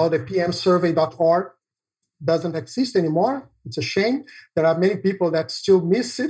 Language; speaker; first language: English; non-native, fluent; Portuguese